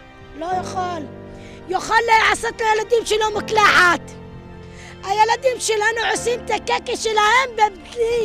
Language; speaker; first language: Hebrew; non-native, local second language; Arabic